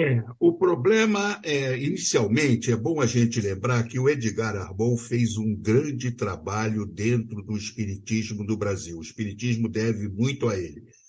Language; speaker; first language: Portuguese; native; Portuguese